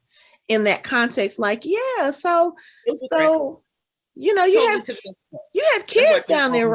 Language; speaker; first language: English; native; English